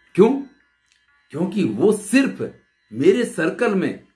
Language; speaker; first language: Hindi; native; Hindi